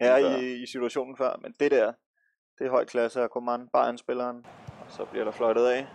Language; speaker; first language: Danish; native; Danish